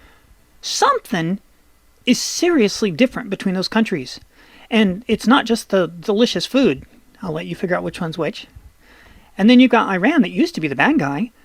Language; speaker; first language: English; native; English